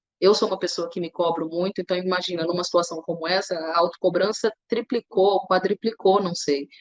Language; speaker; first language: Portuguese; native; Portuguese